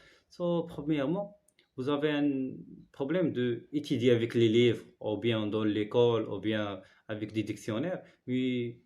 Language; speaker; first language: French; non-native, learner; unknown